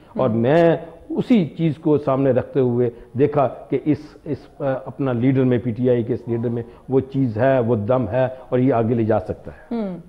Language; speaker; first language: Urdu; native; Urdu